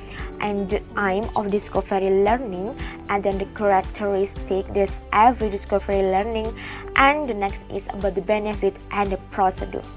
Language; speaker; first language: English; non-native, learner; Indonesian